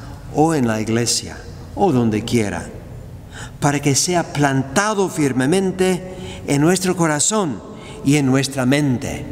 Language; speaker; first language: Spanish; non-native, fluent; English